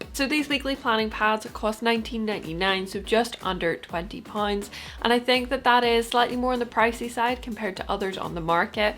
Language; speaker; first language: English; native; English